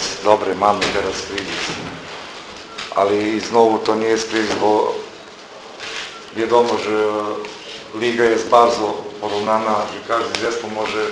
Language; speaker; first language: Polish; non-native, learner; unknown